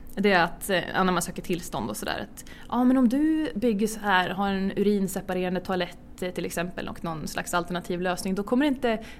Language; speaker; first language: Swedish; native; Swedish